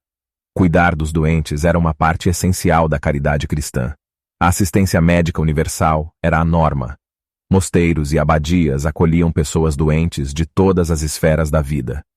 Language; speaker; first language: Portuguese; native; Portuguese